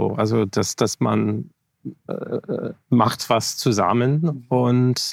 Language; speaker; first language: German; non-native, fluent; English